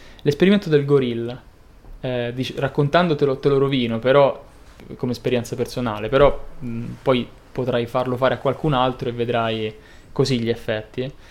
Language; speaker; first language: Italian; native; Italian